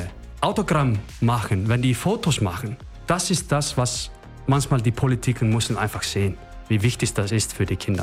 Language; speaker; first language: German; non-native, learner; Icelandic